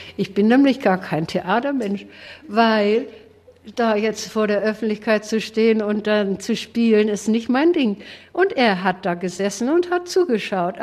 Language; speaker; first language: German; native; German